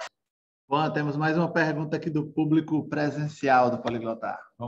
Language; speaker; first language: Portuguese; native; Portuguese